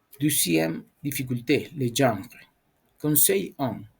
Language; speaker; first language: French; non-native, learner; Spanish